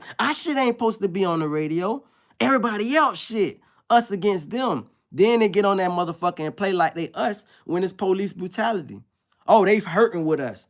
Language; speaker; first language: English; native; English